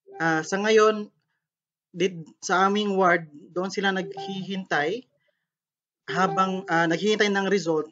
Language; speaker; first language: Filipino; non-native, local second language; Cebuano